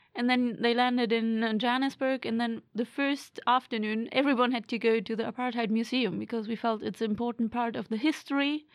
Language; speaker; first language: English; non-native, fluent; German